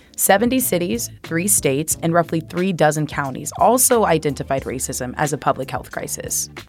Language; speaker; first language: English; native; English